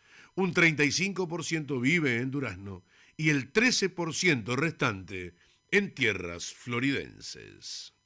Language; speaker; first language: Spanish; native; Spanish